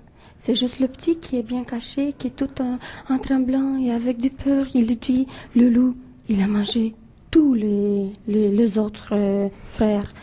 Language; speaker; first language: French; non-native, fluent; Romanian